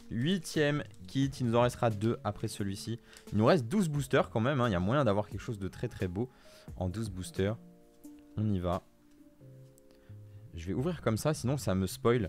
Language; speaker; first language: French; native; French